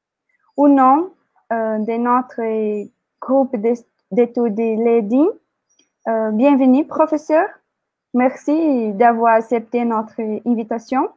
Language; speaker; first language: French; non-native, learner; Portuguese